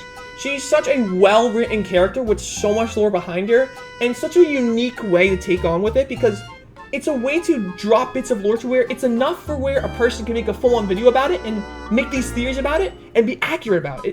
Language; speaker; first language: English; native; English